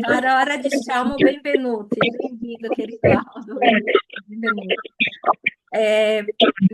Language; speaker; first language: Italian; early bilingual, heritage; Portuguese